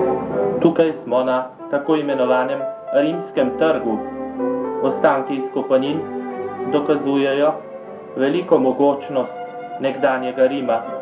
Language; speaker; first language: Slovenian; native; Slovenian